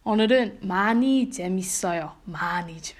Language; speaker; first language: Korean; non-native, learner; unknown